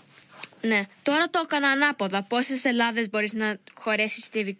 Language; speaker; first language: Greek; early bilingual, heritage; Greek